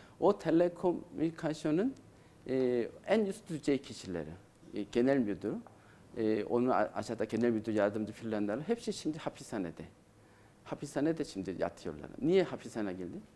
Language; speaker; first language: Turkish; non-native, learner; Korean